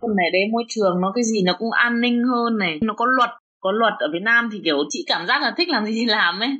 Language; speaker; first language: Vietnamese; early bilingual, other home language; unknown